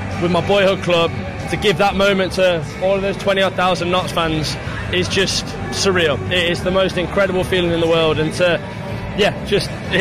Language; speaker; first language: English; native; English